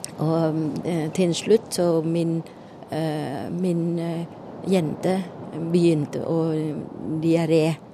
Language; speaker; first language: Norwegian; non-native, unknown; Vietnamese